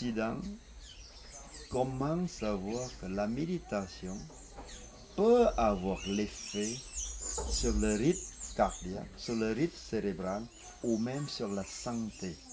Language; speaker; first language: French; non-native, fluent; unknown